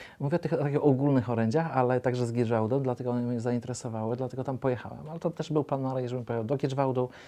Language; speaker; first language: Polish; native; Polish